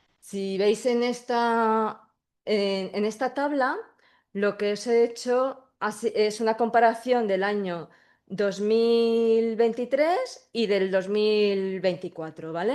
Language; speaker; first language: Spanish; native; Spanish